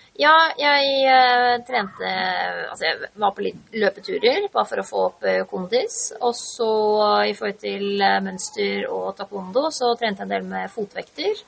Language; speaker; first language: Norwegian; native; Norwegian